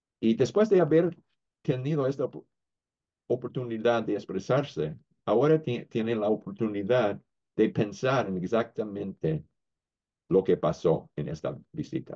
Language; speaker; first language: Spanish; non-native, fluent; English